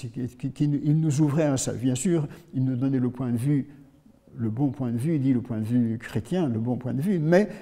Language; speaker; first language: French; native; French